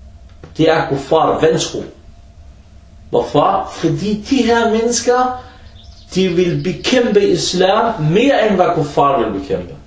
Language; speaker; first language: Danish; early bilingual, other home language; Arabic